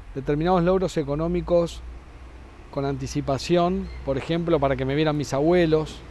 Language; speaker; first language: Spanish; native; Spanish